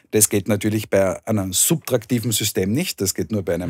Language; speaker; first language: German; native; German